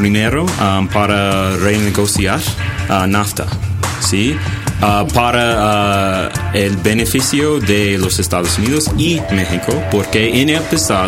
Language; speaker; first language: Spanish; non-native, learner; English